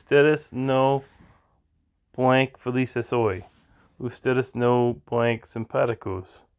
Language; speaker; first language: Spanish; non-native, learner; English